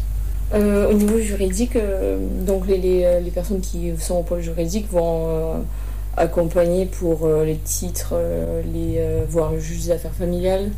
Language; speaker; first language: French; native; French